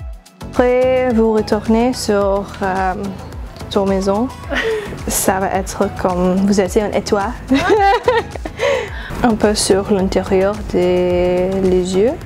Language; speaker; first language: French; non-native, learner; English